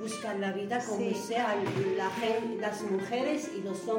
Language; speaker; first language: Spanish; non-native, learner; Arabic